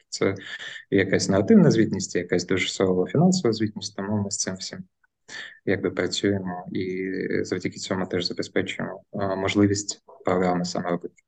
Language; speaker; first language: Ukrainian; non-native, local second language; Russian